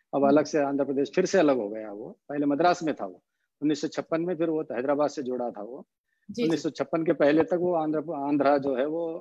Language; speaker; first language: Hindi; non-native, local second language; Haryanvi